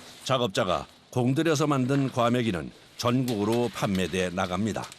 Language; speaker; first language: Korean; native; Korean